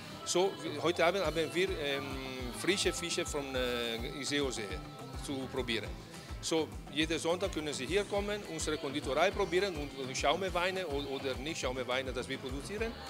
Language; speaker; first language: German; non-native, learner; Italian